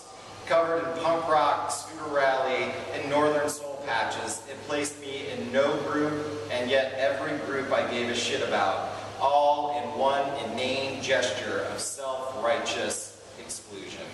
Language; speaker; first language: English; native; English